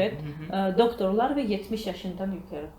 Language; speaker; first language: Turkish; non-native, learner; Georgian